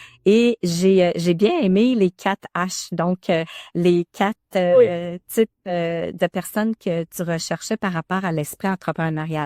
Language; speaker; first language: French; native; French